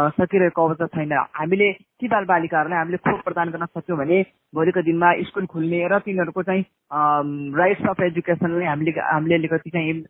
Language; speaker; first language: Nepali; non-native, local second language; Awadhi